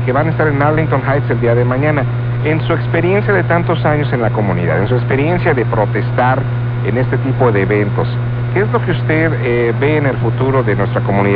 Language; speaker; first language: Spanish; native; Spanish